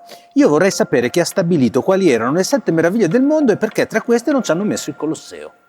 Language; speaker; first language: Italian; native; Italian